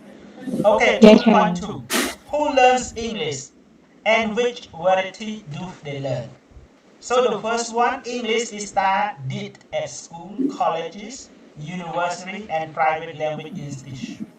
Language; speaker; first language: English; non-native, learner; Khmer